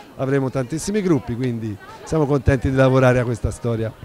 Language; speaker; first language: Italian; native; Italian